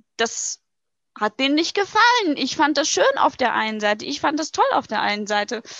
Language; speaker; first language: German; native; German